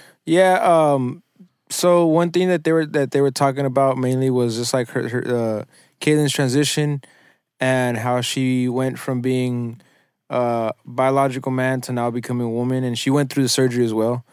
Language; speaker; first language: English; early bilingual, other home language; Spanish